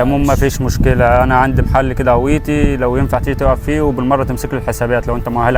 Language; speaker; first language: Arabic; native; Arabic